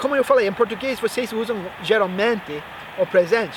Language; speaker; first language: Portuguese; non-native, fluent; English